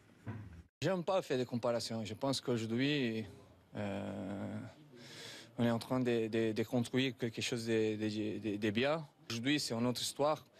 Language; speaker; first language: French; non-native, fluent; Portuguese